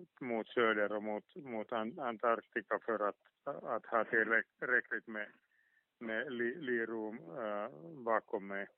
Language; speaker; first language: Swedish; non-native, local second language; Finnish